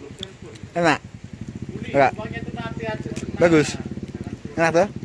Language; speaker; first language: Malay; non-native, local second language; Javanese